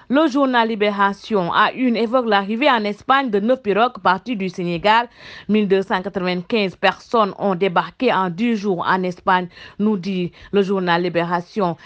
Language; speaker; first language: French; non-native, local second language; Wolof